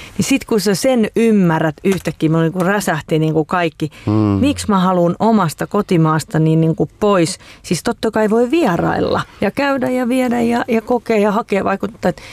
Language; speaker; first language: Finnish; native; Finnish